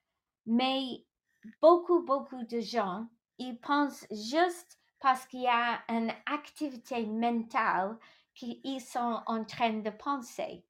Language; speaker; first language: French; non-native, local second language; English